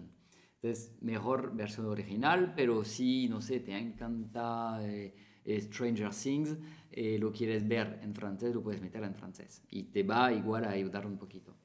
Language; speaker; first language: Spanish; non-native, fluent; French